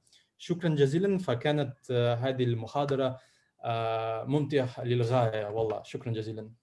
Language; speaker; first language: Arabic; non-native, learner; Russian